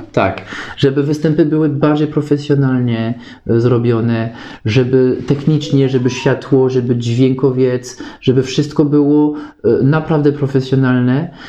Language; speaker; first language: Polish; non-native, fluent; French